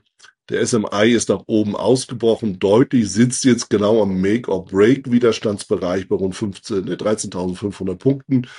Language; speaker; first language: German; native; German